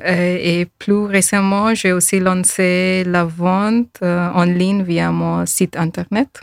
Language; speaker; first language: French; non-native, fluent; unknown